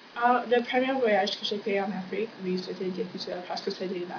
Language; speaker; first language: French; non-native, learner; English